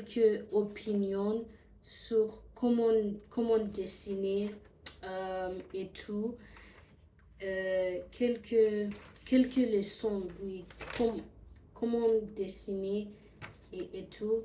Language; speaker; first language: French; non-native, learner; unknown